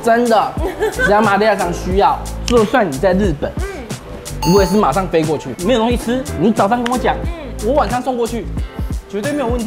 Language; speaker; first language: Chinese; native; Chinese